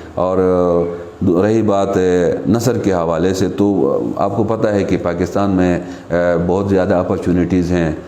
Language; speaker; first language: Urdu; non-native, local second language; Shina